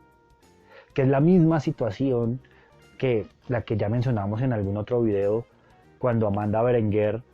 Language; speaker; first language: Spanish; native; Spanish